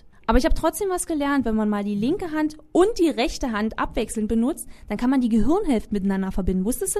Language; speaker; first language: German; native; German